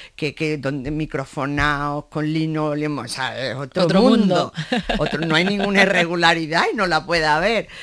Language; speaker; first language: Spanish; native; Spanish